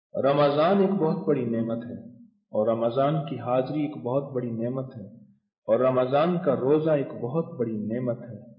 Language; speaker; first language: Urdu; native; Urdu